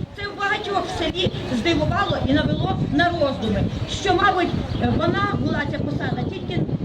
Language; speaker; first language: Ukrainian; native; Ukrainian